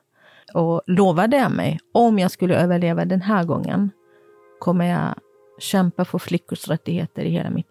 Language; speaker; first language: Swedish; non-native, fluent; Kurdish